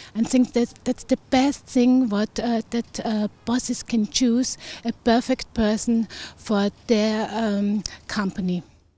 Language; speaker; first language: English; non-native, fluent; German